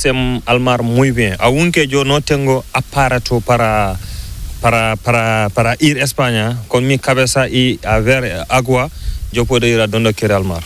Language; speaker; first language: Spanish; non-native, learner; Fula